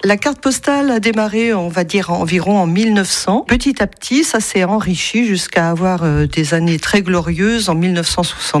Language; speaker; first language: French; native; French